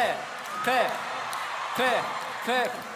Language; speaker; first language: Japanese; non-native, learner; Korean